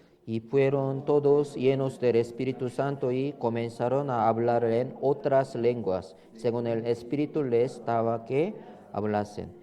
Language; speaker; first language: Spanish; non-native, learner; Korean